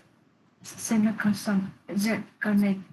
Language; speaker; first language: French; non-native, learner; Vietnamese